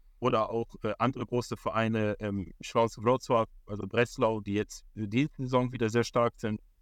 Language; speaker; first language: German; early bilingual, other home language; Polish